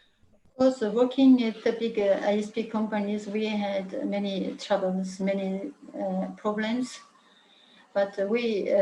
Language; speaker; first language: English; non-native, learner; Mongolian